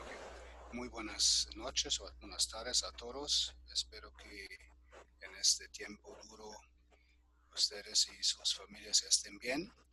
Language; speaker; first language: Spanish; non-native, fluent; German